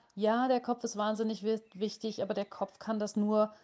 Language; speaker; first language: German; native; German